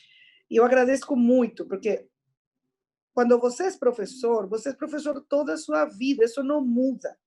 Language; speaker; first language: Portuguese; non-native, fluent; Spanish